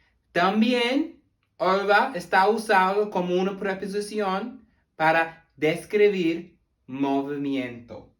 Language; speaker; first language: Spanish; non-native, learner; English